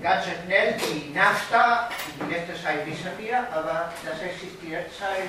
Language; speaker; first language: German; non-native, fluent; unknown